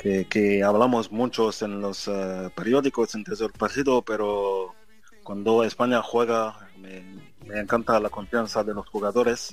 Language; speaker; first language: Spanish; non-native, fluent; French